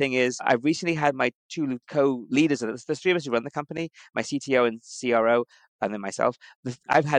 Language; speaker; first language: English; native; English